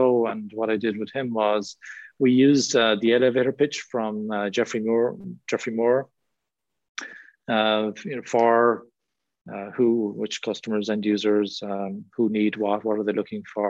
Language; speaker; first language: English; native; English